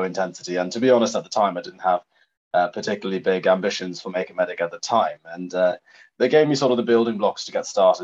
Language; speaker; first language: English; native; English